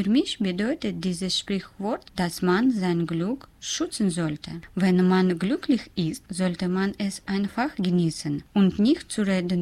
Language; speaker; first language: German; non-native, learner; Russian